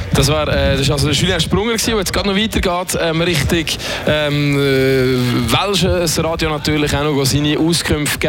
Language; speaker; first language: German; native; German